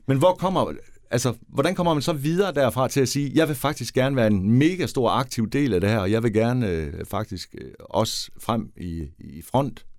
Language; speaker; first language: Danish; native; Danish